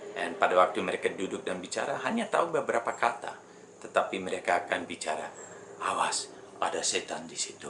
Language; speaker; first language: Indonesian; non-native, fluent; English